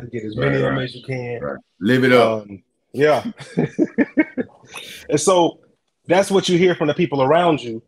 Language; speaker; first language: English; native; English